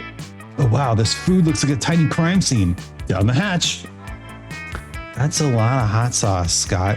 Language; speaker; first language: English; native; English